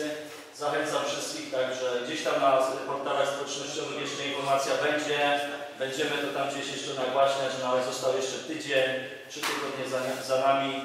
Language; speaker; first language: Polish; native; Polish